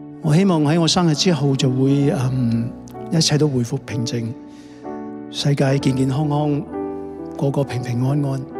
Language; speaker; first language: Chinese; non-native, local second language; Cantonese